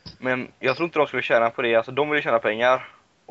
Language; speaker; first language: Swedish; native; Swedish